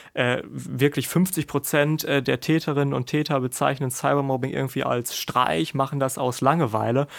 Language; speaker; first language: German; native; German